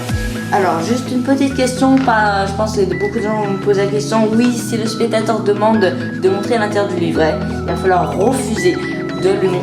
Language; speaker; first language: French; native; French